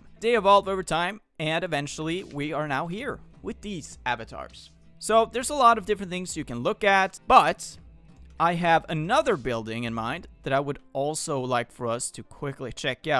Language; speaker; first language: English; non-native, fluent; Swedish